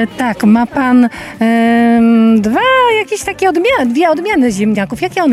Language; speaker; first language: Polish; native; Polish